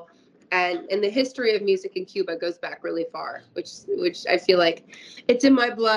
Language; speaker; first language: English; native; English